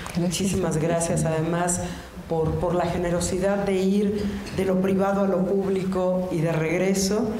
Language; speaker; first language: Spanish; native; Spanish